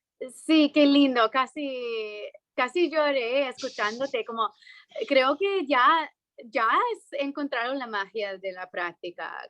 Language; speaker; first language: Spanish; non-native, fluent; English